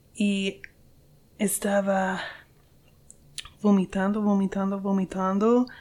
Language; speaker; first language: Portuguese; non-native, learner; English